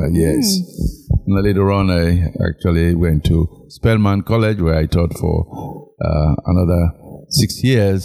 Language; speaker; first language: English; non-native, local second language; Krio